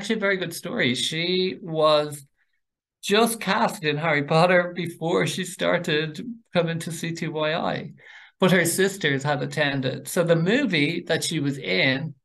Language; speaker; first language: English; native; English